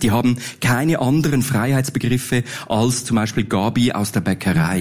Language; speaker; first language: German; native; German